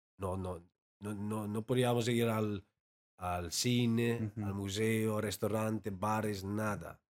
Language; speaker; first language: Spanish; non-native, learner; Dutch